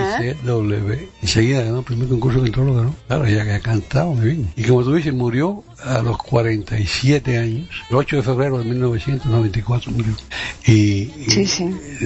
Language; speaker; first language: Spanish; native; Spanish